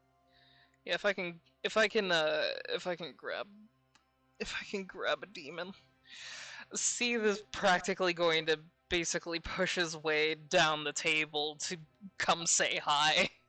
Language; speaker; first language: English; native; English